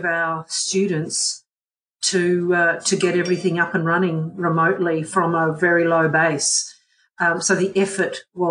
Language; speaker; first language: English; native; English